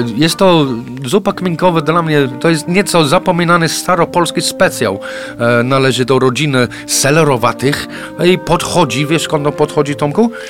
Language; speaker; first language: Polish; non-native, fluent; English